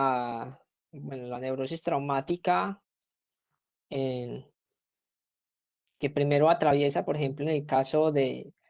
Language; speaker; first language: Spanish; native; Spanish